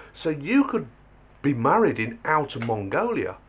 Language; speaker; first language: English; native; English